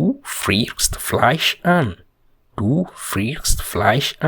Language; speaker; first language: German; non-native, fluent; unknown